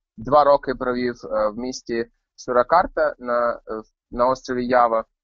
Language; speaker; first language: Ukrainian; native; Ukrainian